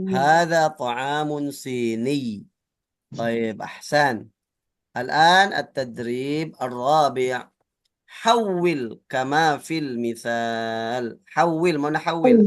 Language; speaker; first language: Arabic; non-native, fluent; Indonesian